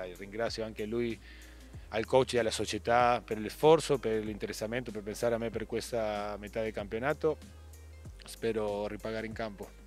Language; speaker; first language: Italian; non-native, fluent; Spanish